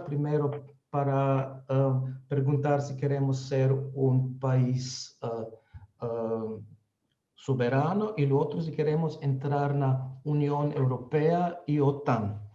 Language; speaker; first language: Spanish; non-native, fluent; Slovenian